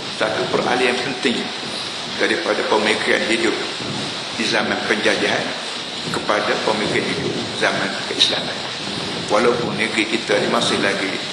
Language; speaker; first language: Malay; native; Malay